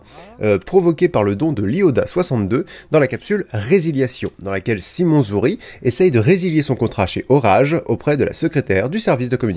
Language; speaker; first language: French; native; French